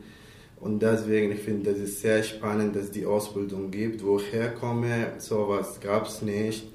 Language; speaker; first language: German; non-native, learner; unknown